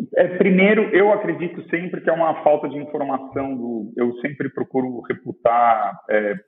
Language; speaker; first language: Portuguese; native; Portuguese